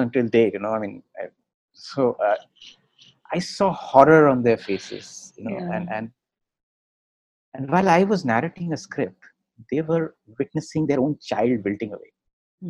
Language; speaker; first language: English; non-native, local second language; Hindi